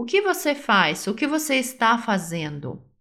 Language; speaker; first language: Portuguese; non-native, fluent; Russian